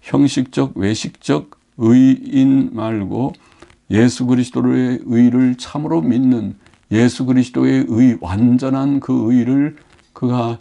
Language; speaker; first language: Korean; native; Korean